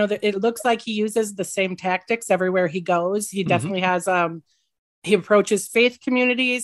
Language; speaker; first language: English; native; English